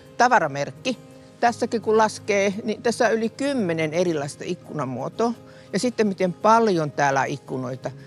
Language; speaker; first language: Finnish; native; Finnish